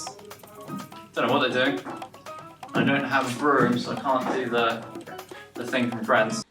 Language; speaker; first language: English; native; English